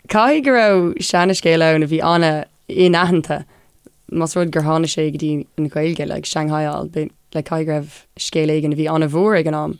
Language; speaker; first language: Irish; non-native, local second language; English